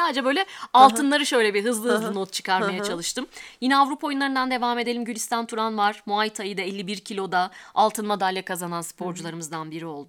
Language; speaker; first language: Turkish; native; Turkish